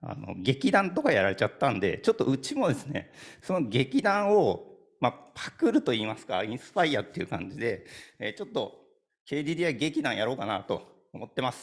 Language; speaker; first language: Japanese; native; Japanese